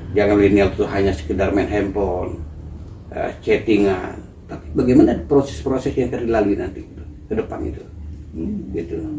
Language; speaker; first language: Indonesian; non-native, local second language; Minangkabau